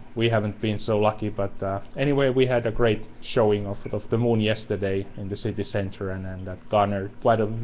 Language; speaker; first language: English; non-native, fluent; Finnish